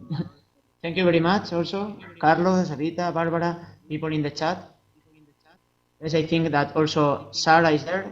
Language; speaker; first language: English; non-native, fluent; Spanish